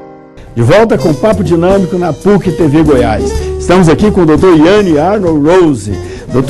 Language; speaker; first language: Portuguese; native; Portuguese